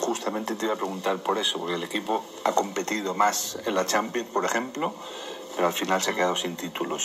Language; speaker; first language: Spanish; non-native, learner; Polish